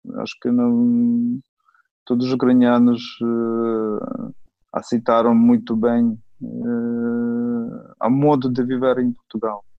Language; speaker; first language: Portuguese; non-native, fluent; Ukrainian